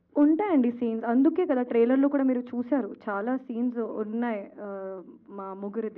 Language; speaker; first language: Telugu; non-native, fluent; Hindi